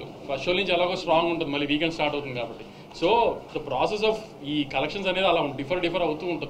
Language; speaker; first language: Telugu; native; Telugu